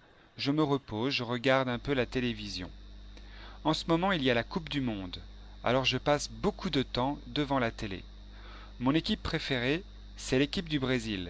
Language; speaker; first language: French; non-native, learner; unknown